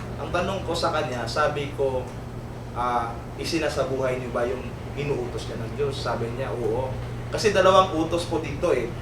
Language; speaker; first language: Filipino; native; Filipino